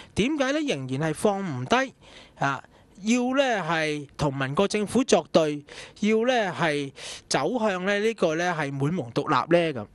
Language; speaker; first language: Cantonese; native; Cantonese